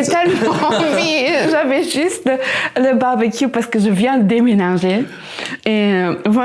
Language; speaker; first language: French; non-native, local second language; Luxembourgish